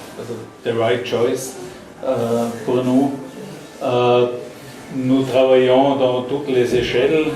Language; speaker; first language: French; non-native, learner; German